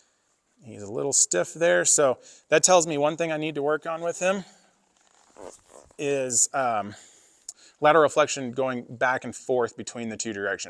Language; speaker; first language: English; native; English